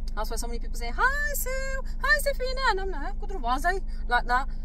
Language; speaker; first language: English; early bilingual, other home language; Punjabi